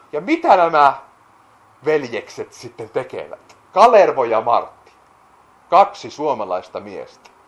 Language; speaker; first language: Finnish; native; Finnish